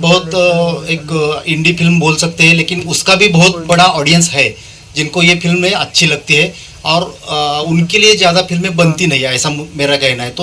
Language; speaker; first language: Hindi; native; Hindi